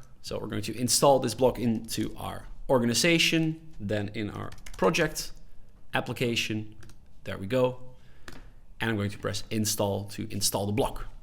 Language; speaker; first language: English; non-native, fluent; Dutch